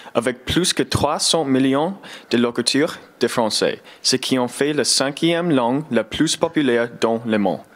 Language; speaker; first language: French; non-native, learner; English